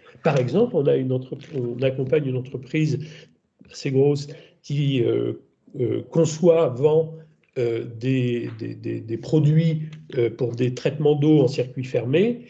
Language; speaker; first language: French; native; French